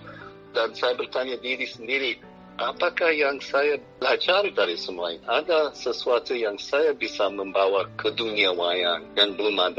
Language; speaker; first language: Indonesian; non-native, fluent; English